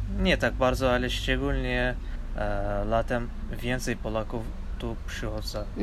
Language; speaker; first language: Polish; non-native, learner; Turkish